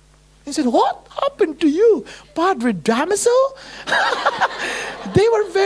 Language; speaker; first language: English; non-native, local second language; Filipino